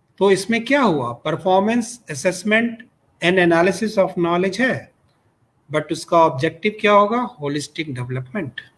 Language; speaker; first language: Hindi; non-native, local second language; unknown